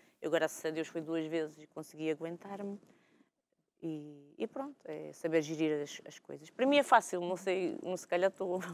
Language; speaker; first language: Portuguese; early bilingual, heritage; Portuguese